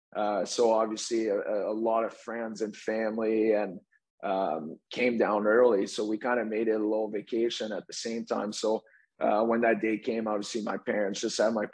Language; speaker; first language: English; native; English